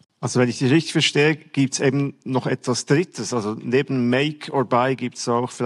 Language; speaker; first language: German; native; German